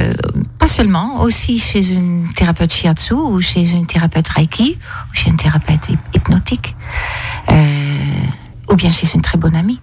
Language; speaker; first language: French; non-native, fluent; Dutch